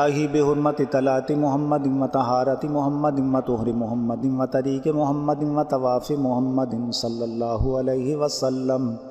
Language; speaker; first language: Arabic; non-native, learner; Urdu